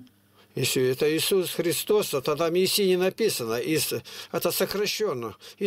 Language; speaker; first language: Russian; native; Russian